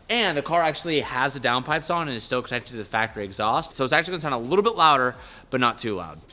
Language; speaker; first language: English; native; English